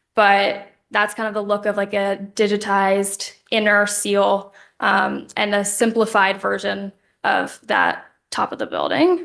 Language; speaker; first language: English; native; English